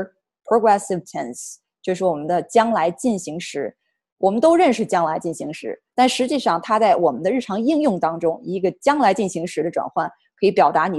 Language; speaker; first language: Chinese; native; Chinese